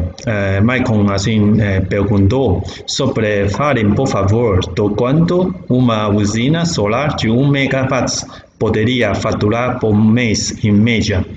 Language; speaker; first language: Portuguese; non-native, learner; Chinese